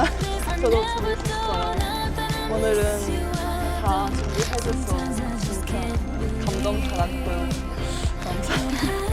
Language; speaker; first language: Korean; non-native, learner; Japanese